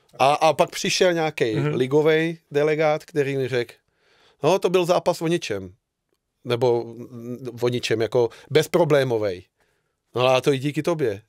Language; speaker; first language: Czech; non-native, fluent; Hungarian